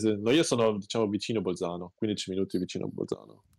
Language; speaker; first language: Italian; non-native, local second language; German